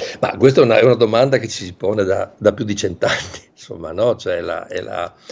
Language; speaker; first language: Italian; native; Italian